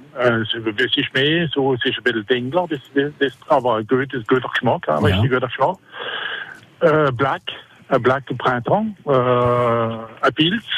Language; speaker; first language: German; non-native, local second language; French